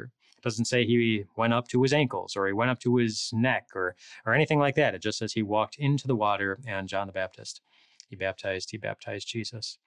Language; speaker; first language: English; native; English